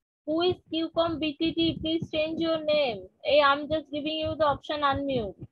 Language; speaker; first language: English; non-native, local second language; Bangla